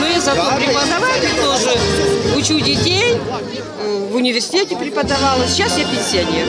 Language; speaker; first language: Russian; non-native, local second language; Kazakh